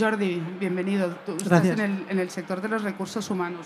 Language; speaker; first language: Spanish; native; Spanish